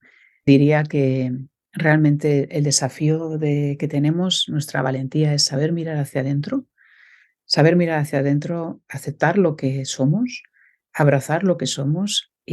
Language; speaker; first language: Spanish; native; Spanish